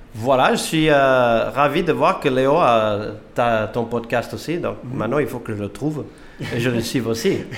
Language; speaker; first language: French; non-native, fluent; Portuguese